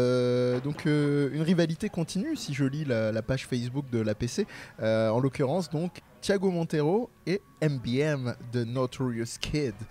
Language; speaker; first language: French; native; French